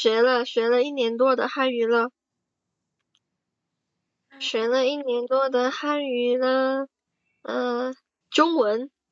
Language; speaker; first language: Chinese; non-native, fluent; Indonesian